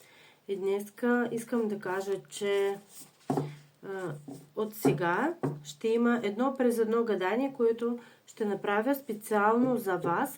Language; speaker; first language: Bulgarian; non-native, fluent; Russian